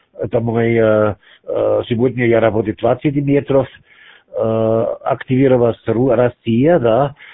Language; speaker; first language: Russian; non-native, learner; German